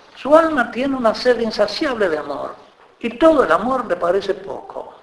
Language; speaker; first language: Spanish; native; Spanish